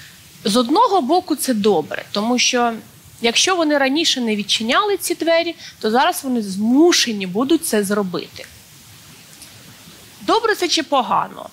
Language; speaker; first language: Ukrainian; native; Ukrainian